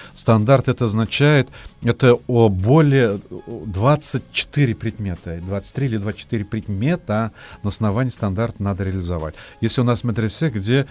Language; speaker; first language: Russian; non-native, local second language; Tatar